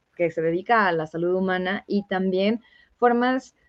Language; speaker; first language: Spanish; native; Spanish